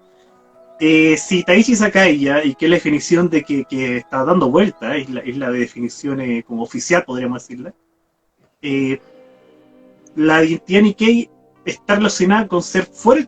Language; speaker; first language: Spanish; native; Spanish